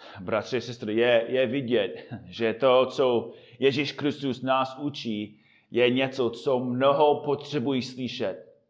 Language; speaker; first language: Czech; non-native, fluent; English